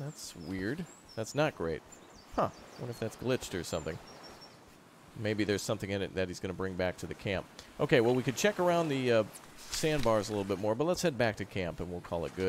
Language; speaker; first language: English; native; English